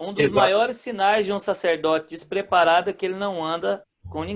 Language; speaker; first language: Portuguese; native; Portuguese